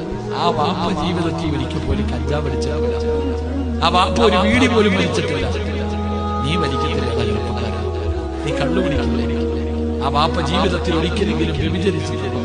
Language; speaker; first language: Malayalam; native; Malayalam